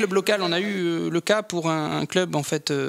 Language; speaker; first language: French; native; French